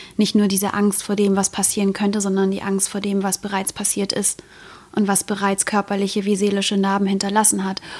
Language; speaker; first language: German; native; German